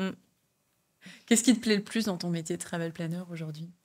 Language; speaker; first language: French; native; French